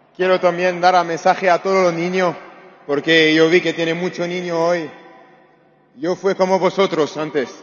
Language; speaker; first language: Spanish; non-native, learner; French